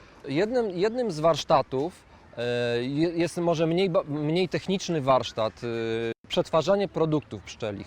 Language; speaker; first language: Polish; native; Polish